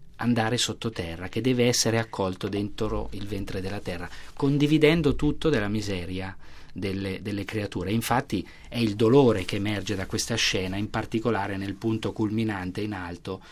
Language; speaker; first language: Italian; native; Italian